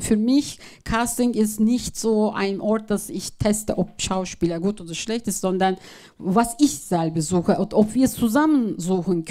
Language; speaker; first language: German; non-native, fluent; Turkish